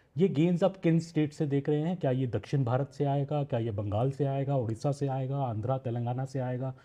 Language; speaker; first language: Hindi; native; Hindi